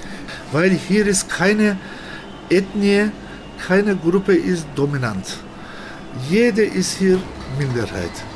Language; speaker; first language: German; non-native, fluent; Turkish